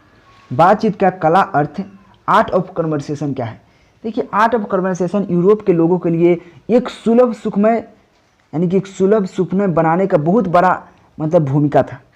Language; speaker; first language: Hindi; native; Hindi